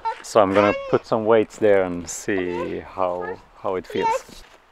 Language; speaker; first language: English; non-native, fluent; Swedish